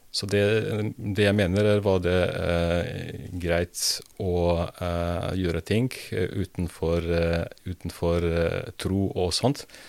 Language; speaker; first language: Norwegian; non-native, fluent; Serbian